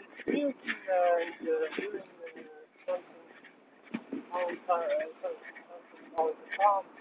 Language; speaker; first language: English; non-native, learner; Ukrainian